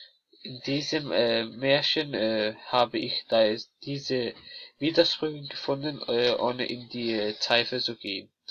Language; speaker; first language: German; non-native, learner; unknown